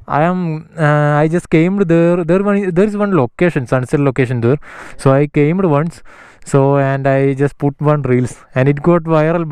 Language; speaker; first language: English; non-native, local second language; Malayalam